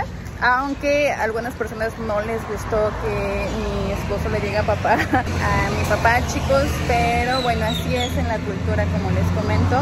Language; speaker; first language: Spanish; native; Spanish